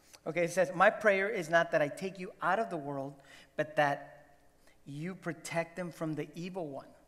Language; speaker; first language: English; non-native, fluent; Spanish